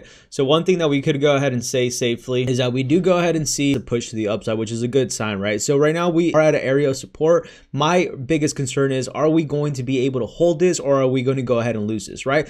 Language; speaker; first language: English; native; English